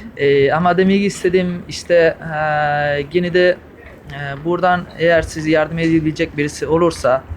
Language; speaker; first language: Turkish; early bilingual, heritage; Turkish